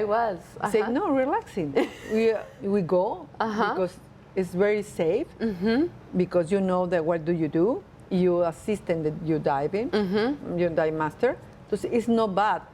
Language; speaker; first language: English; non-native, learner; Spanish